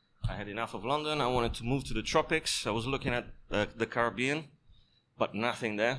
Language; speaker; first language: English; non-native, fluent; Italian